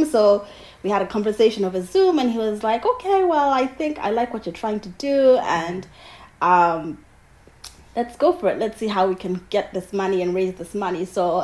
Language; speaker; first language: English; non-native, local second language; Ganda